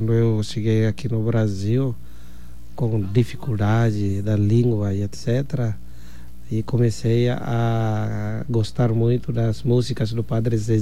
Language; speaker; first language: Portuguese; non-native, fluent; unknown